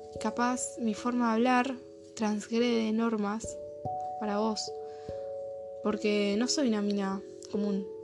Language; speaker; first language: Spanish; native; Spanish